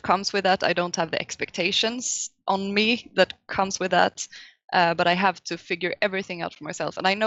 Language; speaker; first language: English; non-native, fluent; Swedish